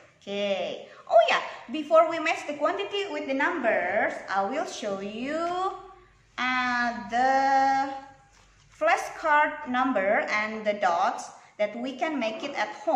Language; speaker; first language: English; non-native, local second language; Indonesian